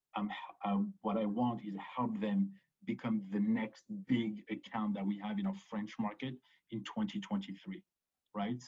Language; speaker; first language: English; early bilingual, other home language; French